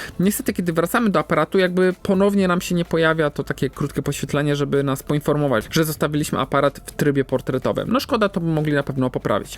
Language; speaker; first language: Polish; native; Polish